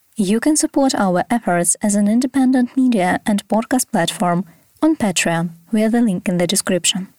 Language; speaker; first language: English; non-native, fluent; Ukrainian